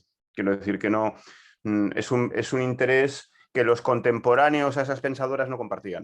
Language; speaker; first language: Spanish; native; Spanish